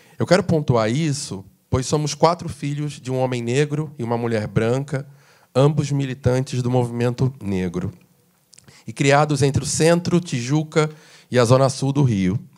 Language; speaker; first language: Portuguese; native; Portuguese